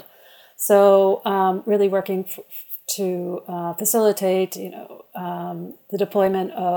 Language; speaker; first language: English; native; English